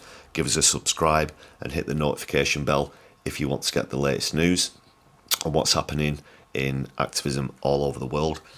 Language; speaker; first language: English; native; English